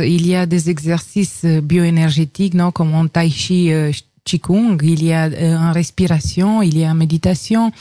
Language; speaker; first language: French; non-native, fluent; Romanian